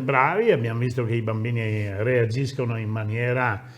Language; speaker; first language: Italian; native; Italian